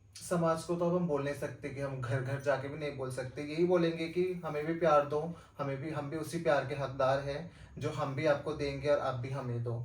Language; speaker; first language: Hindi; non-native, local second language; Nepali